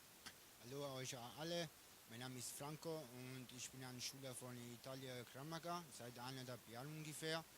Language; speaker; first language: German; non-native, learner; Italian